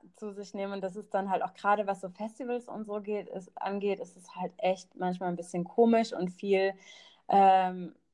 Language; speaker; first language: German; non-native, local second language; Thai